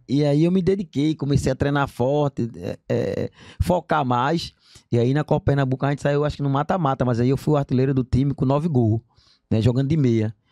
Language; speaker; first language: Portuguese; native; Portuguese